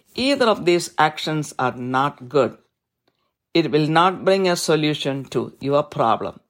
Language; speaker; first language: English; non-native, local second language; Malayalam